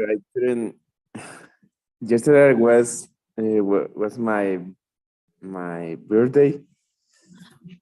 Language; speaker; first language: English; non-native, learner; Spanish